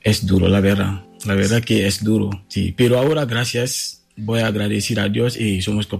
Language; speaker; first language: Spanish; non-native, learner; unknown